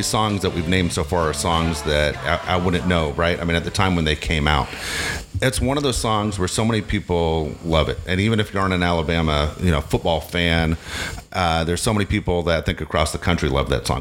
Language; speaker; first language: English; native; English